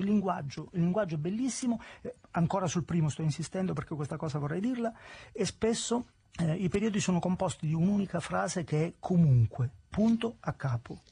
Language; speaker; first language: Italian; native; Italian